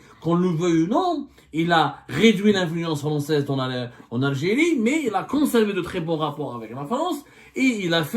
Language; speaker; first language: French; non-native, local second language; Arabic